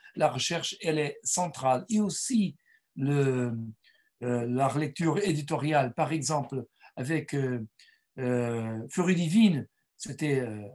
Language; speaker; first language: French; non-native, fluent; Portuguese